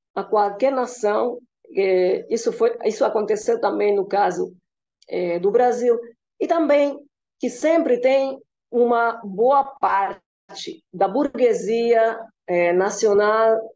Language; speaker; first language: Portuguese; non-native, fluent; Hungarian